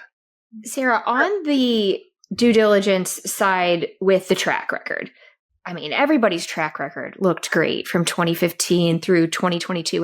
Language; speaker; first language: English; native; English